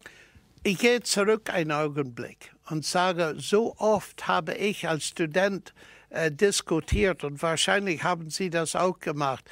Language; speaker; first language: German; non-native, fluent; English